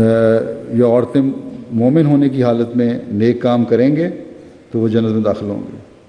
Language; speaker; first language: Urdu; native; Urdu